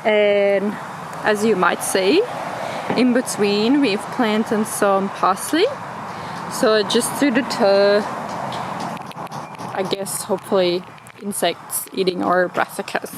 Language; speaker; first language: English; non-native, fluent; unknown